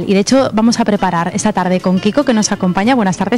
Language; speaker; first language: Spanish; native; Spanish